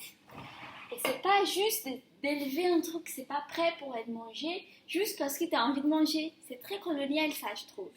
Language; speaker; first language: French; non-native, fluent; Portuguese